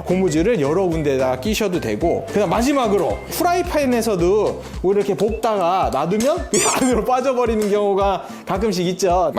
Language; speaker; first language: Korean; native; Korean